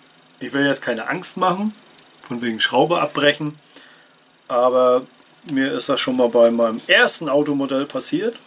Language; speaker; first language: German; native; German